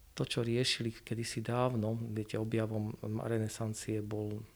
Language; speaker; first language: Slovak; native; Slovak